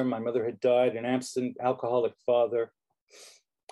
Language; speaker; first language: English; native; English